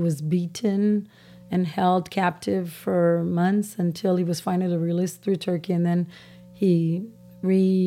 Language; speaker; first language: English; non-native, fluent; Persian